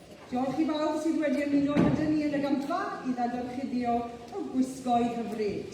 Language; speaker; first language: Welsh; native; Welsh